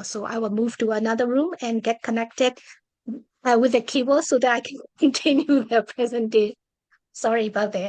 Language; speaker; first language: English; non-native, fluent; Burmese